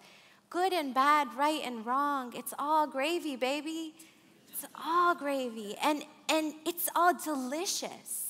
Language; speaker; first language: English; early bilingual, other home language; Arabic